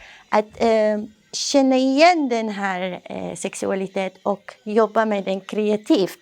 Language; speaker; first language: Swedish; non-native, fluent; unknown